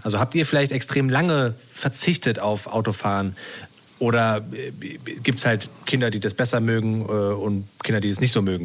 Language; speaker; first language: German; native; German